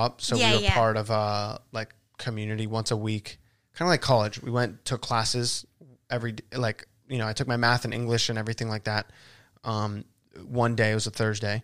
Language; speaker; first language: English; early bilingual, other home language; Spanish